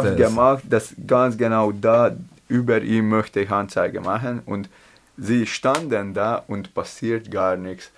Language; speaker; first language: German; non-native, learner; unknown